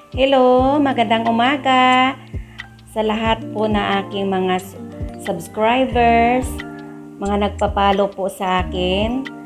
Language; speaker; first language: Filipino; non-native, local second language; Hiligaynon